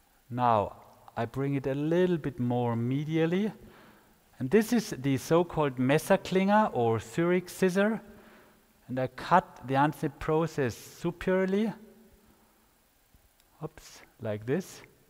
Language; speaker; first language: English; non-native, fluent; German